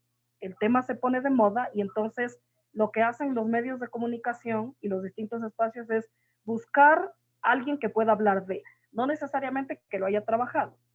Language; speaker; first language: Spanish; native; Spanish